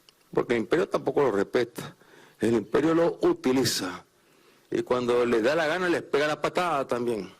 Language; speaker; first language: Spanish; native; Spanish